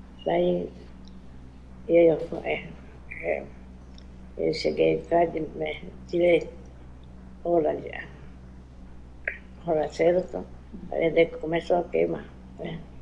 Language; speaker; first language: Portuguese; non-native, learner; Japanese